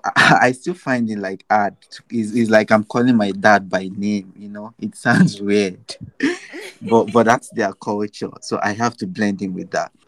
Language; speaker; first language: English; non-native, local second language; Yoruba